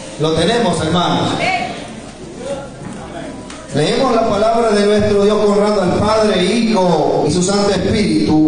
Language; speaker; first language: Spanish; native; Spanish